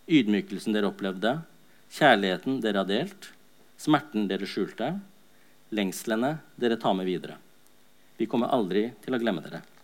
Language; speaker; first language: Norwegian; early bilingual, other home language; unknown